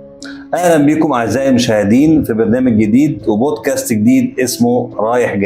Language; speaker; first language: Arabic; native; Arabic